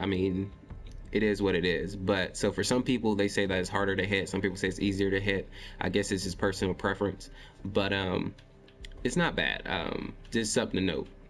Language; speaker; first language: English; native; English